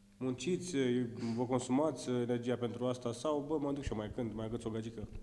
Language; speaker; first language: Romanian; native; Romanian